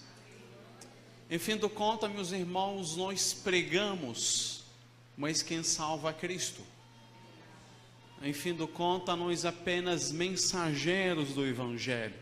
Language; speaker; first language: Portuguese; non-native, fluent; Arabic